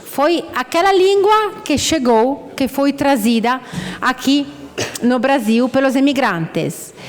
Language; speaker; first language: Portuguese; non-native, fluent; Italian